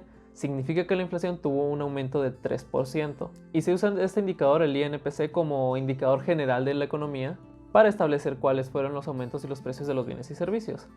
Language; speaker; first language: Spanish; native; Spanish